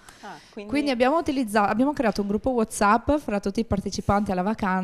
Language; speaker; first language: Italian; native; Italian